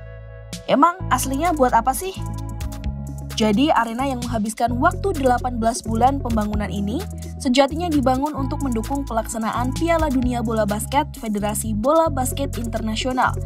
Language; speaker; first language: Indonesian; native; Indonesian